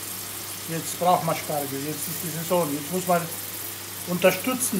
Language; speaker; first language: German; non-native, fluent; Italian